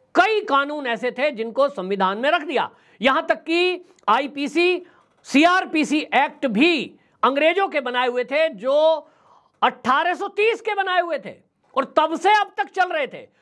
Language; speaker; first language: Hindi; native; Hindi